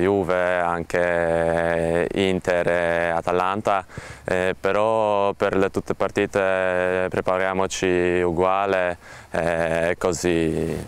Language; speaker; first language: Italian; non-native, learner; Polish